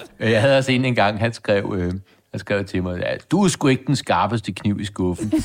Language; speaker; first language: Danish; native; Danish